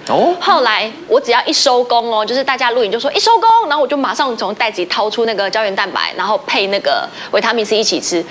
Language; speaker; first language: Chinese; native; Chinese